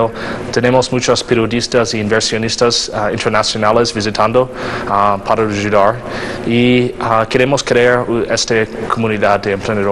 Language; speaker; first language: Spanish; non-native, learner; English